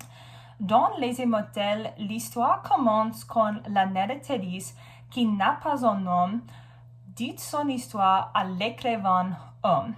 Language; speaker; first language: French; non-native, learner; English